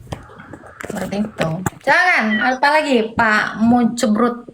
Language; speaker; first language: Indonesian; native; Indonesian